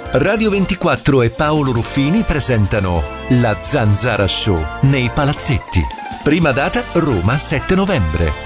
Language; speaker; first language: Italian; native; Italian